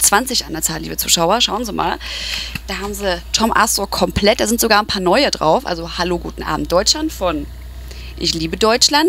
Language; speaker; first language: German; native; German